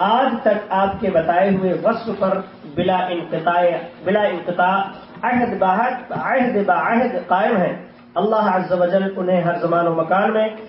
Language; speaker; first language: Urdu; native; Urdu